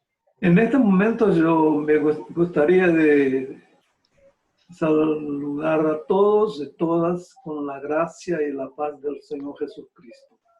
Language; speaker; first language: Spanish; non-native, fluent; Portuguese